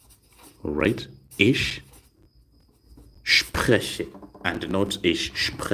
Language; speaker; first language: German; non-native, learner; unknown